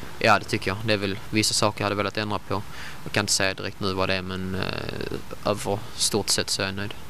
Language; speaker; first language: Swedish; native; Swedish